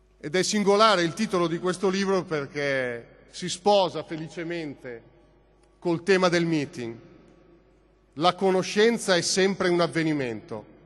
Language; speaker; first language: Italian; native; Italian